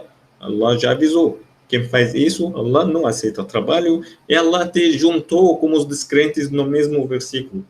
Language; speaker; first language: Portuguese; non-native, fluent; Arabic